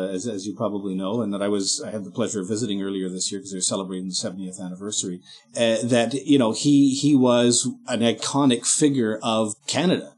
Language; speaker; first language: English; native; English